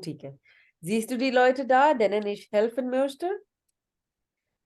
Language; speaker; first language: German; non-native, fluent; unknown